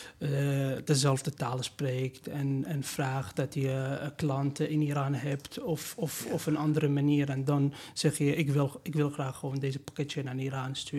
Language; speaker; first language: Dutch; non-native, fluent; Persian